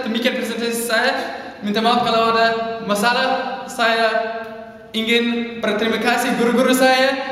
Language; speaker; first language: Indonesian; non-native, learner; English